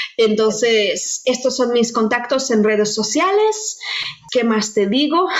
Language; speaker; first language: Spanish; non-native, fluent; Russian